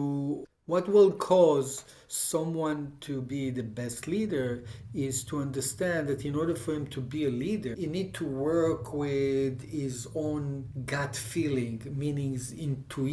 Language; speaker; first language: English; non-native, fluent; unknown